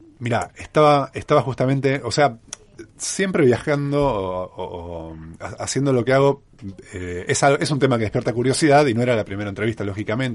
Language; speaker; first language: Spanish; native; Spanish